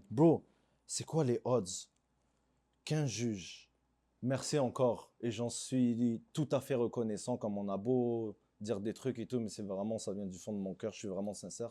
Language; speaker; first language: French; early bilingual, other home language; Arabic